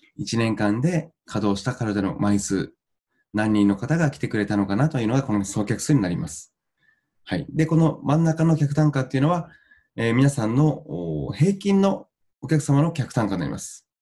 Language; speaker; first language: Japanese; native; Japanese